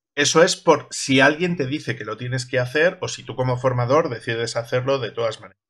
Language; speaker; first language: Spanish; native; Spanish